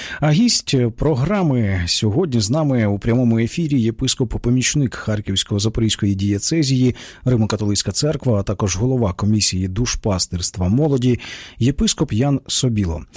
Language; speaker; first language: Ukrainian; native; Ukrainian